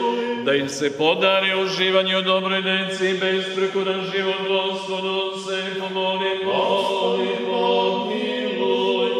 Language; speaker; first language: Bosnian; native; Bosnian